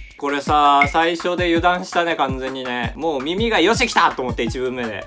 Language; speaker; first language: Japanese; native; Japanese